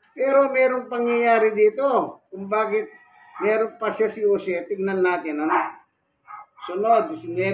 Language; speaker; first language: Filipino; non-native, local second language; Pampanga